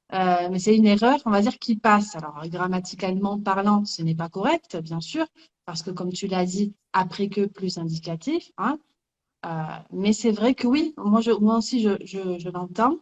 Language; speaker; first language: French; native; French